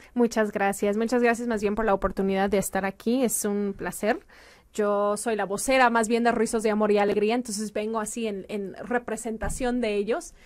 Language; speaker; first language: Spanish; non-native, fluent; English